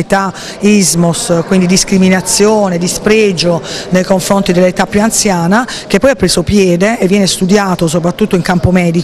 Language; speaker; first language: Italian; native; Italian